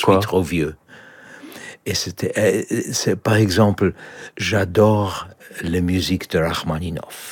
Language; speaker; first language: French; non-native, learner; Polish